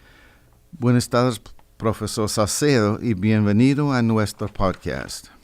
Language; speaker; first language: Spanish; non-native, fluent; English